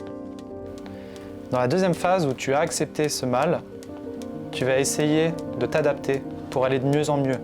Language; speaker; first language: French; native; French